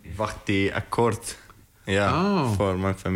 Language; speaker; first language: Dutch; non-native, learner; Arabic